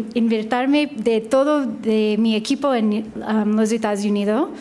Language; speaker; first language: Spanish; non-native, learner; English